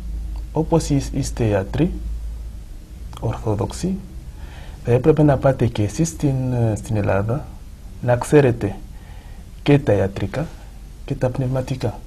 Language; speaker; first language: Greek; non-native, fluent; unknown